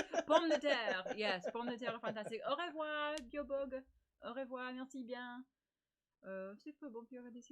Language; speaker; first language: French; non-native, learner; English